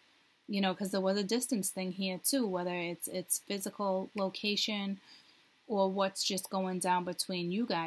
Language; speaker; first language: English; native; English